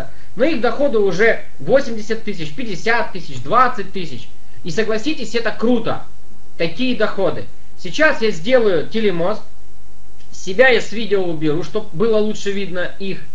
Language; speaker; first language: Russian; native; Russian